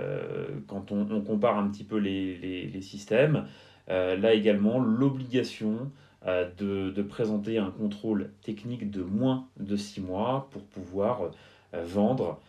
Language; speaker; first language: French; native; French